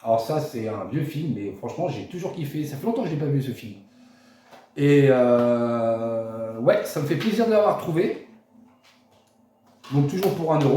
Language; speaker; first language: French; native; French